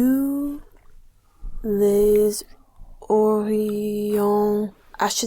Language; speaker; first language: French; non-native, learner; English